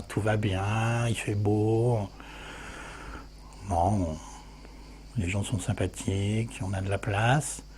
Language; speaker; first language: French; native; French